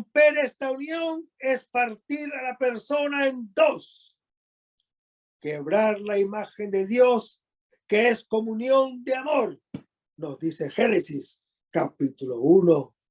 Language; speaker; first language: Spanish; native; Spanish